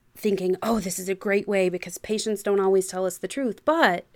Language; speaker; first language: English; native; English